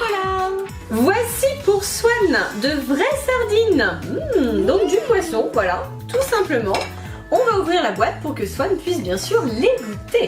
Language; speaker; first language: French; native; French